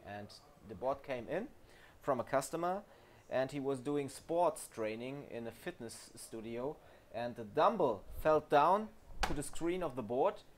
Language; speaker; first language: English; non-native, fluent; German